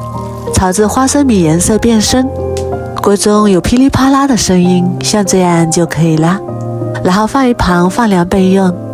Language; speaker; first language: Chinese; native; Chinese